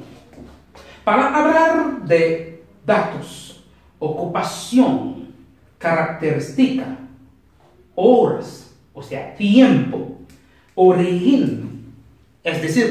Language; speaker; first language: Spanish; non-native, learner; Haitian Creole